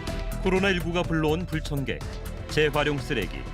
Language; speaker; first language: Korean; native; Korean